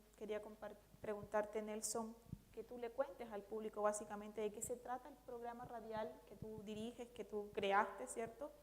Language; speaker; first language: Spanish; native; Spanish